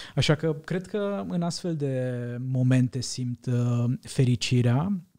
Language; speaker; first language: Romanian; non-native, local second language; Hungarian